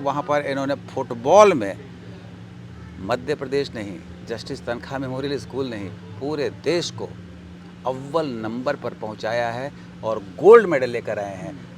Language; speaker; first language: Hindi; native; Hindi